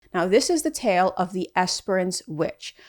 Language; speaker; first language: English; native; English